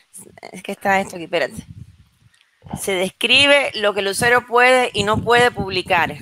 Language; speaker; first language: Spanish; native; Spanish